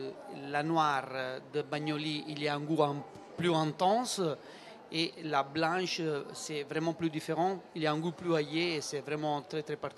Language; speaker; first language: French; non-native, learner; Italian